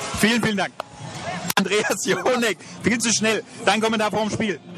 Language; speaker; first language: German; native; German